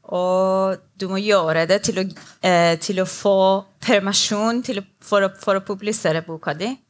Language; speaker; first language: Norwegian; non-native, learner; Persian